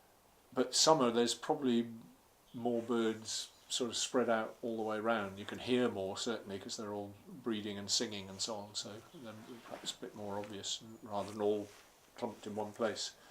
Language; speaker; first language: English; native; English